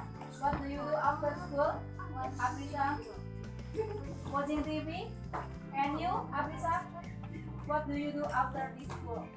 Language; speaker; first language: English; non-native, learner; Indonesian